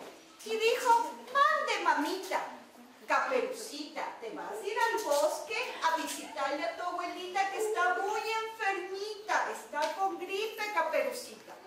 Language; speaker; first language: Spanish; native; Spanish